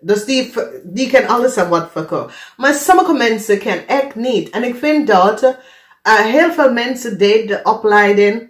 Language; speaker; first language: Dutch; non-native, fluent; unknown